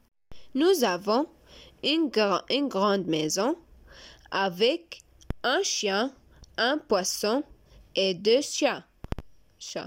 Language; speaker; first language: French; non-native, learner; Arabic